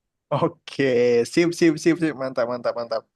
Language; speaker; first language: Indonesian; native; Indonesian